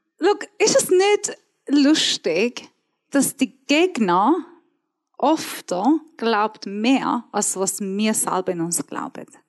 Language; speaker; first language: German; non-native, fluent; Persian